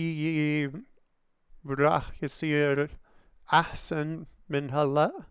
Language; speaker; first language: Arabic; non-native, learner; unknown